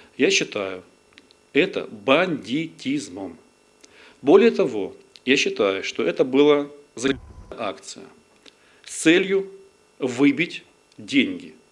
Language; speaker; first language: Russian; non-native, local second language; Ukrainian